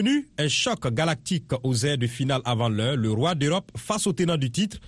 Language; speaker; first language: French; non-native, local second language; Mossi